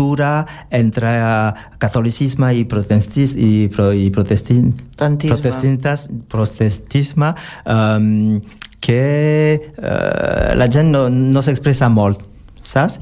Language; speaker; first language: Catalan; non-native, learner; French